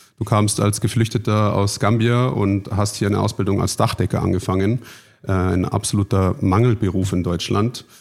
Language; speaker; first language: German; native; German